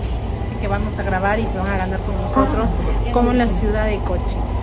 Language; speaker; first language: Spanish; native; Spanish